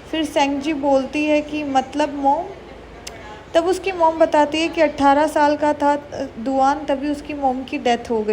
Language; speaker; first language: Hindi; native; Hindi